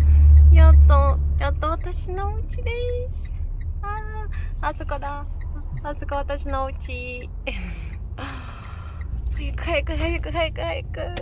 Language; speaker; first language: Japanese; non-native, fluent; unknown